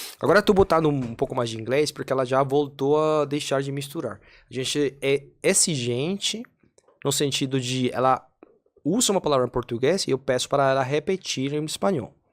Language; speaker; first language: Portuguese; non-native, fluent; Spanish